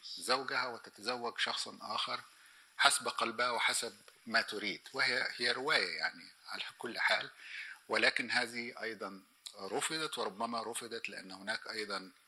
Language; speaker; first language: Arabic; native; Arabic